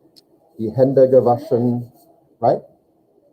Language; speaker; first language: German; non-native, fluent; English